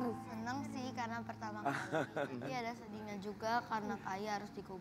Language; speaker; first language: Indonesian; native; Indonesian